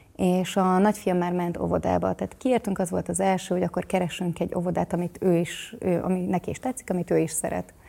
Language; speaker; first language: Hungarian; native; Hungarian